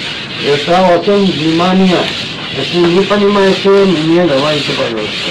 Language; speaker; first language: Russian; non-native, learner; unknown